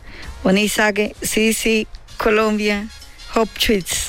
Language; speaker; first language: German; non-native, learner; Spanish